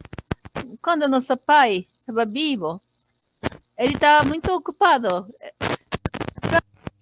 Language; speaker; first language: Portuguese; non-native, learner; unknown